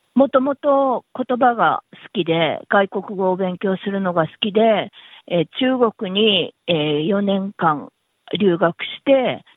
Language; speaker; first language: Japanese; native; Japanese